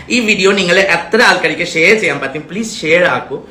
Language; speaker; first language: Malayalam; non-native, learner; Assamese